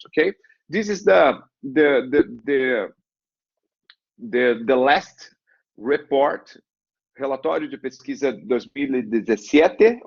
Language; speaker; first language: English; non-native, learner; Portuguese